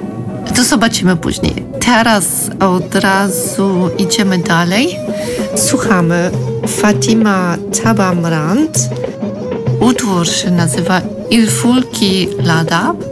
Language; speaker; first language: Polish; non-native, fluent; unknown